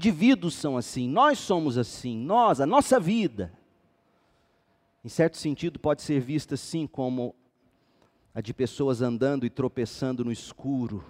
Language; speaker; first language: Portuguese; native; Portuguese